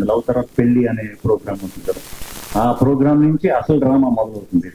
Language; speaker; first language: Telugu; native; Telugu